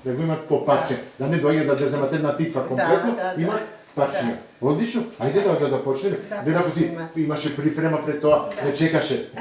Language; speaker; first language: Macedonian; non-native, fluent; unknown